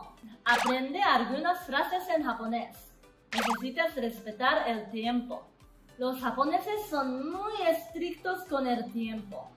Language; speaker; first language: Spanish; non-native, learner; Japanese